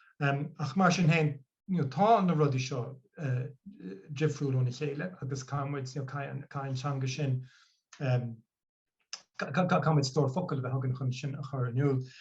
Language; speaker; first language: Irish; non-native, local second language; English